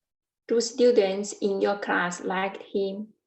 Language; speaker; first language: English; non-native, learner; Chinese